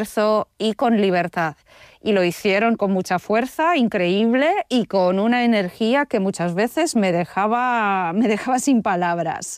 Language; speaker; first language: Spanish; non-native, fluent; Polish